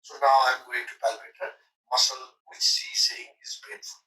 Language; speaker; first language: English; non-native, local second language; Nepali